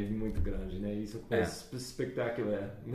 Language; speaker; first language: Portuguese; non-native, fluent; English